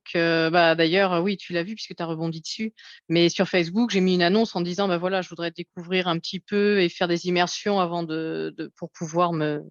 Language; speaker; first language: French; native; French